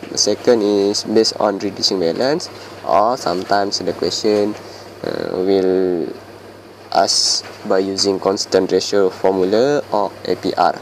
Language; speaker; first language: English; non-native, local second language; Malay